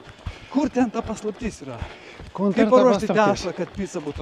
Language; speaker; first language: Lithuanian; native; Lithuanian